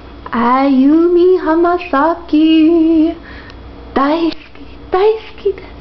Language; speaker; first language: Japanese; non-native, learner; English